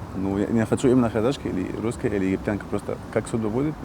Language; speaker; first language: Russian; non-native, learner; Arabic